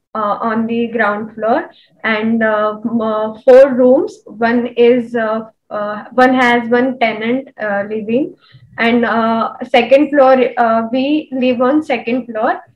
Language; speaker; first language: English; non-native, local second language; Marathi